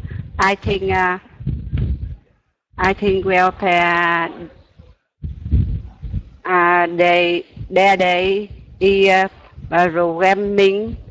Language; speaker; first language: English; non-native, learner; Vietnamese